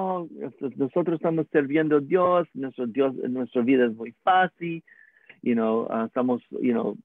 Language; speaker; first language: Spanish; non-native, learner; English